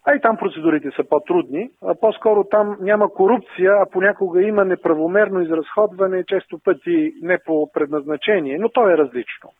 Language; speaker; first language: Bulgarian; native; Bulgarian